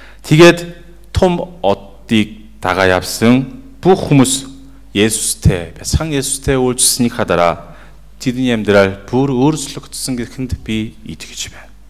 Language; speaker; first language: Mongolian; non-native, fluent; Korean